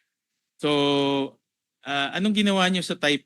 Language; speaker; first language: Filipino; native; Filipino